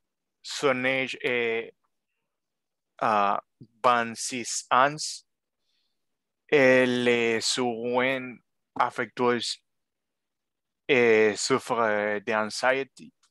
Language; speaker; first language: French; non-native, learner; Spanish